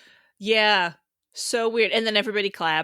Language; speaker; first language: English; native; English